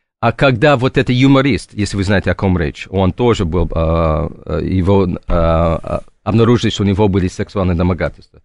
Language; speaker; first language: Russian; non-native, fluent; English